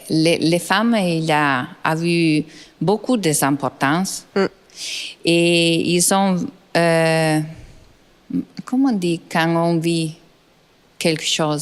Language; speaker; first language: French; non-native, fluent; Italian